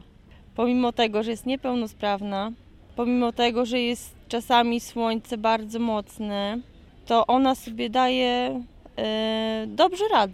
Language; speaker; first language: Polish; native; Polish